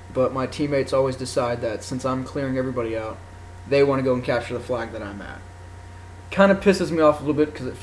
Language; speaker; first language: English; native; English